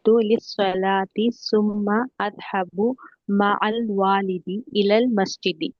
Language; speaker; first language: Arabic; non-native, learner; Urdu